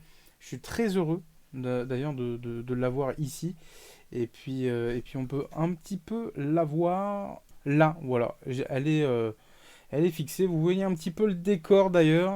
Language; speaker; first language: French; native; French